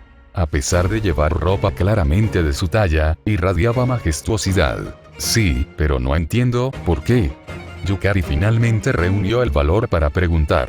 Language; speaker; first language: Spanish; native; Spanish